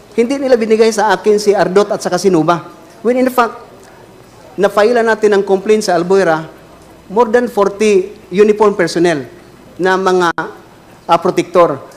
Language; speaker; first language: Filipino; non-native, local second language; Cebuano